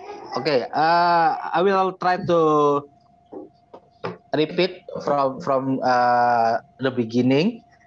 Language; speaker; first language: English; non-native, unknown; Indonesian